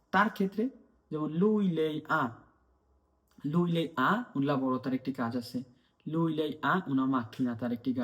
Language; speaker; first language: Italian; non-native, fluent; Bangla